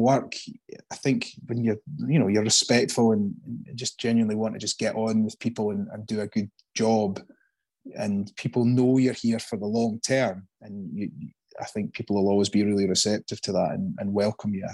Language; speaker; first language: English; native; English